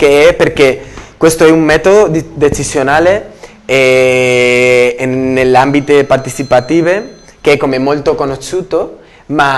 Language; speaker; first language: Italian; non-native, learner; Spanish